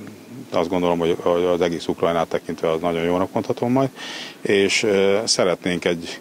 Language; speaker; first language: Hungarian; native; Hungarian